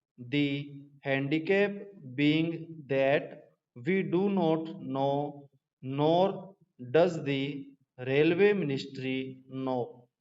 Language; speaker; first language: English; non-native, local second language; Hindi